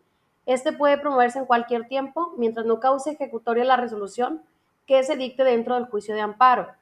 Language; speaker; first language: Spanish; native; Spanish